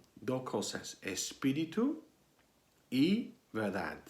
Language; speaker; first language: Spanish; non-native, fluent; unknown